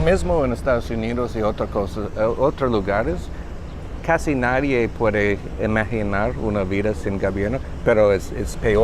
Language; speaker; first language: Spanish; non-native, learner; English